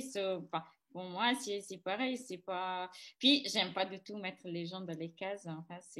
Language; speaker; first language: French; non-native, fluent; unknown